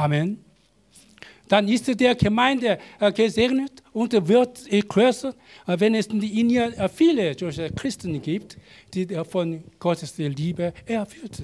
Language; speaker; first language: German; non-native, learner; Korean